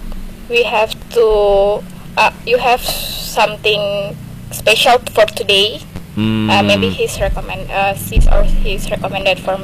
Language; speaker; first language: English; non-native, learner; Indonesian